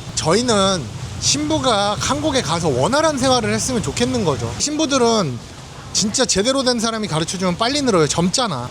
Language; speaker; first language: Korean; native; Korean